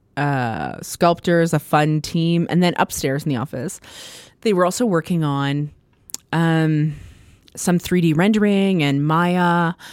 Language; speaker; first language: English; native; English